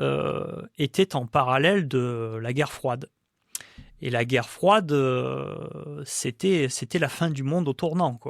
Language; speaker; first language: French; native; French